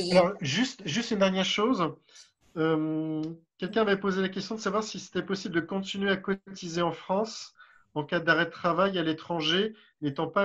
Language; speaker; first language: French; native; French